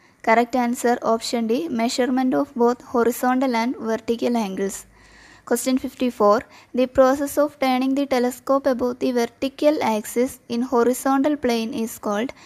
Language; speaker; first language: English; non-native, local second language; Malayalam